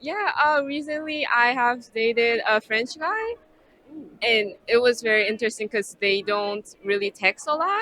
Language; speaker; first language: English; non-native, fluent; Korean